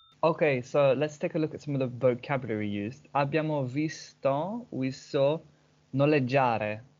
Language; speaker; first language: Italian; non-native, learner; English